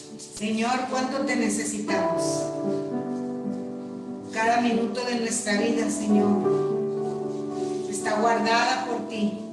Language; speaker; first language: Spanish; native; Spanish